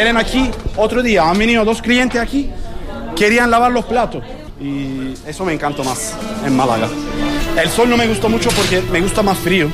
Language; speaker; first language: Spanish; non-native, learner; Turkish